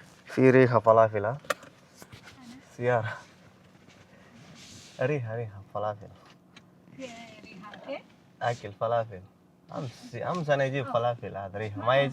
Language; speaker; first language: Arabic; non-native, learner; Telugu